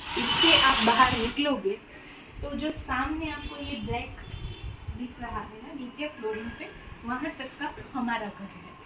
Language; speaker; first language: Hindi; non-native, local second language; Gujarati